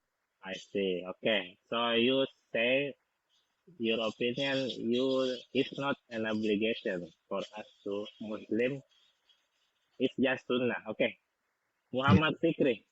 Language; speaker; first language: English; non-native, fluent; Indonesian